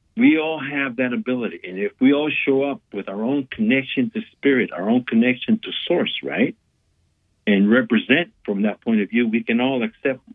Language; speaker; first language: English; non-native, fluent; Spanish